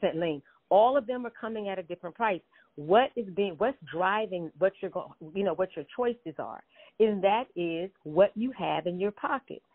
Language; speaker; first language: English; native; English